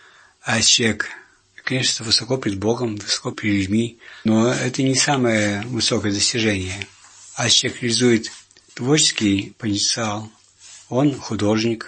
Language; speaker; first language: Russian; native; Russian